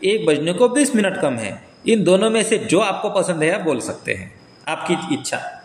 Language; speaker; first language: Hindi; non-native, local second language; Marathi